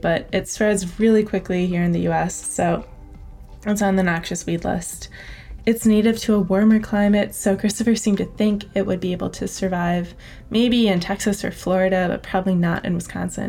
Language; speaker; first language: English; native; English